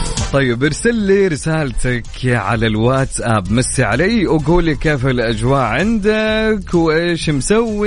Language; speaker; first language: Arabic; native; Arabic